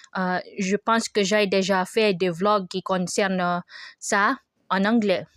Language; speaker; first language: French; non-native, learner; Filipino